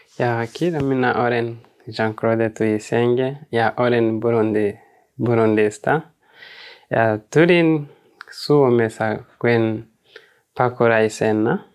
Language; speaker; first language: Finnish; non-native, learner; Rundi